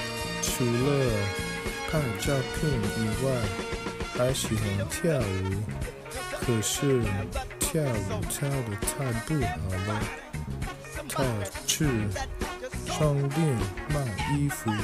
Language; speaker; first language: Chinese; non-native, learner; English